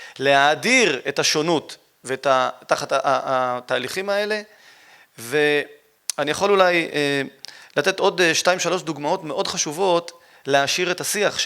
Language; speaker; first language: Hebrew; native; Hebrew